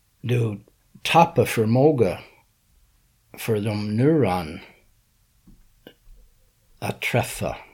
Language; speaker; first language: Swedish; non-native, fluent; English